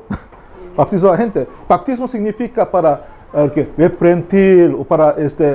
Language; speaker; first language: Spanish; non-native, learner; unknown